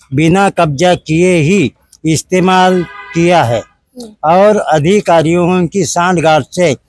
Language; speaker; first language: Hindi; non-native, local second language; Marathi